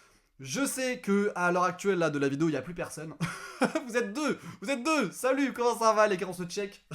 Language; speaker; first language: French; native; French